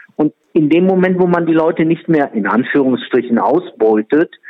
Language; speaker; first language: German; non-native, fluent; Czech